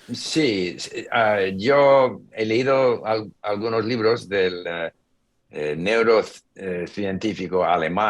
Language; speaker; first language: Spanish; non-native, fluent; English